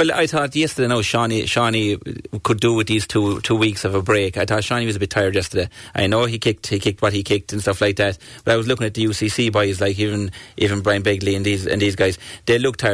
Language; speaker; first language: English; native; English